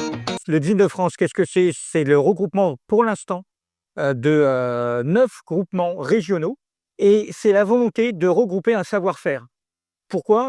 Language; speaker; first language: French; native; French